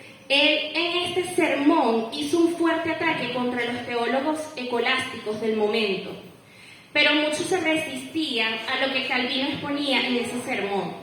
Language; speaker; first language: Spanish; native; Spanish